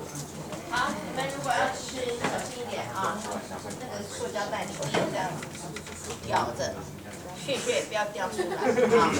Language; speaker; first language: Chinese; native; Chinese